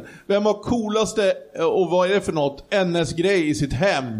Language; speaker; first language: Swedish; native; Swedish